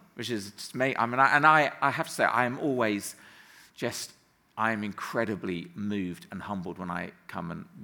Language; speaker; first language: English; native; English